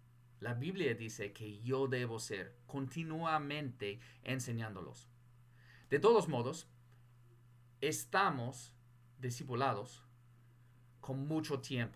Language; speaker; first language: Spanish; non-native, fluent; English